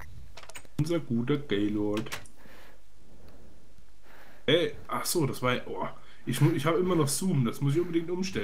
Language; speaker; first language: German; native; German